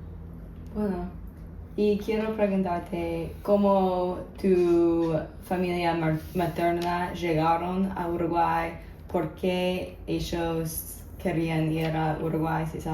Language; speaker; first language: Spanish; non-native, learner; English